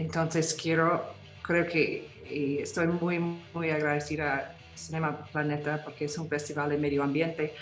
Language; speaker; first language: Spanish; non-native, fluent; English